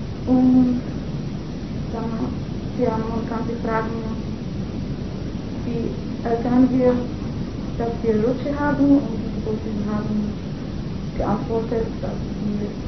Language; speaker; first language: German; non-native, fluent; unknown